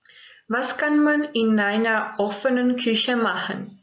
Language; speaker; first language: German; non-native, fluent; Croatian